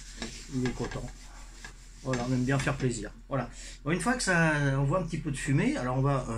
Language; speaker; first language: French; native; French